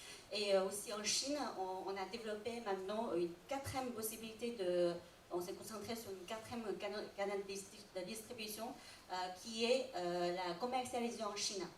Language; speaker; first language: French; non-native, fluent; Chinese